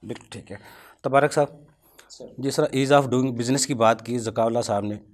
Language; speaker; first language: Urdu; non-native, local second language; Punjabi